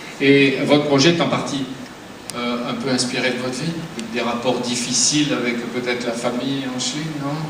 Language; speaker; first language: French; native; French